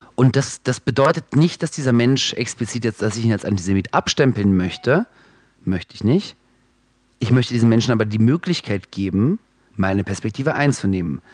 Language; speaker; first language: German; early bilingual, other home language; Russian